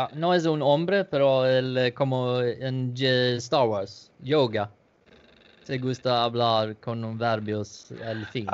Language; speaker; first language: Spanish; non-native, learner; Danish